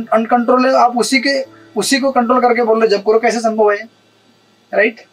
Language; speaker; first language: Hindi; non-native, local second language; Marathi